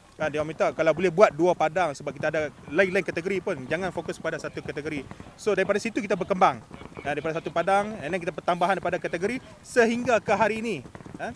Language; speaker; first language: Malay; native; Malay